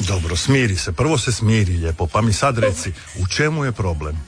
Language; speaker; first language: Serbian; native; Serbian